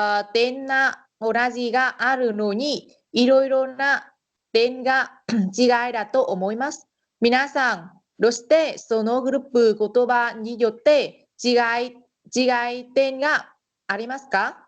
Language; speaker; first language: Japanese; non-native, learner; Vietnamese